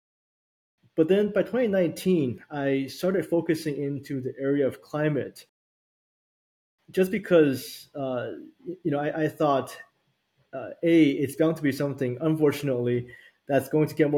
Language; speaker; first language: English; early bilingual, other home language; Chinese